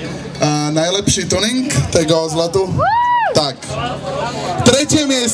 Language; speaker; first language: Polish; non-native, learner; Slovak